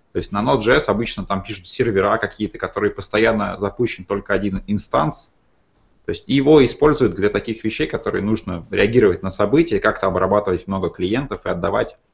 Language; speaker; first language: Russian; native; Russian